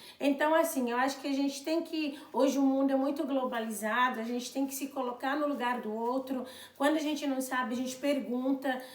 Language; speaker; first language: Portuguese; non-native, local second language; Kabuverdianu